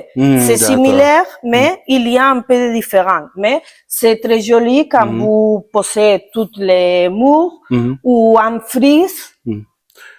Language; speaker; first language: French; non-native, learner; Spanish